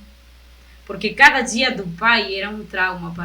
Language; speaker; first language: Portuguese; non-native, fluent; Spanish